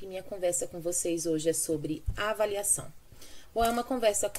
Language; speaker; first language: Portuguese; native; Portuguese